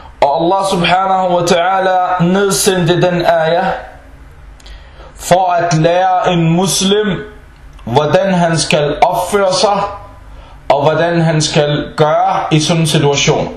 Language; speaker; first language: Danish; early bilingual, other home language; Arabic